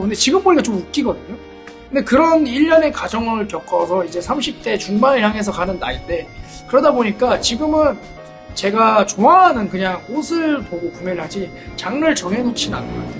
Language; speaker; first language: Korean; native; Korean